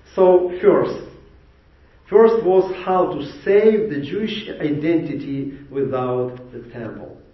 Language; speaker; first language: English; non-native, fluent; Ukrainian